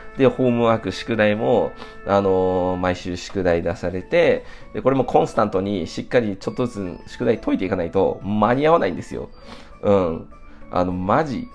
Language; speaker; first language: Japanese; native; Japanese